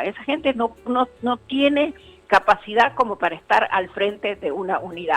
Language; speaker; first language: Spanish; native; Spanish